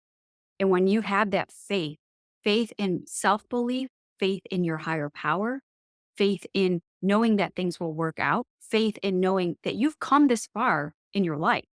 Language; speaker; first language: English; native; English